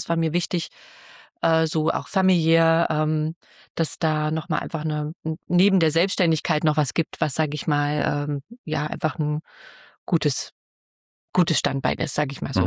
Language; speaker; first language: German; native; German